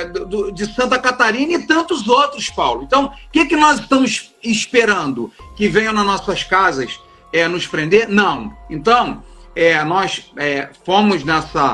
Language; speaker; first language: Portuguese; native; Portuguese